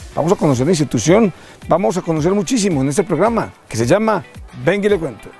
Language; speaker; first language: Spanish; native; Spanish